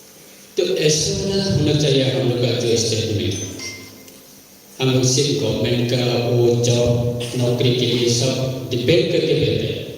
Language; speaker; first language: Hindi; non-native, local second language; Kok Borok